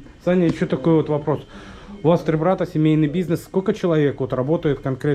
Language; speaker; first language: Russian; native; Russian